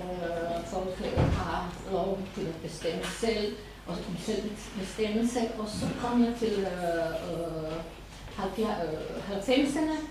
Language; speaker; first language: Danish; non-native, fluent; Serbian